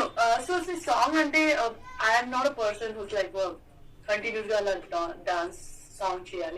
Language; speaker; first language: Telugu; non-native, learner; Gujarati